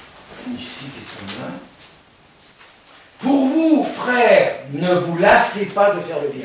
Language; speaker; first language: French; native; French